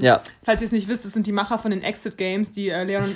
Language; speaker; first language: German; native; German